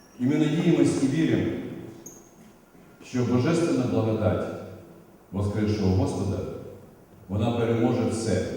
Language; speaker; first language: Ukrainian; native; Ukrainian